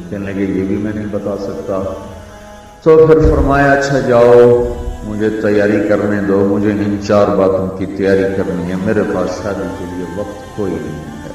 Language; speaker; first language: Urdu; non-native, local second language; Punjabi